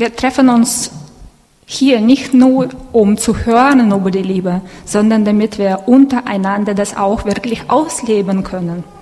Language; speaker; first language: German; non-native, fluent; Russian